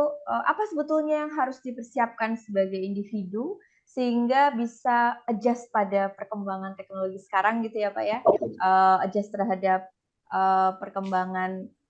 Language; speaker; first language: Indonesian; native; Indonesian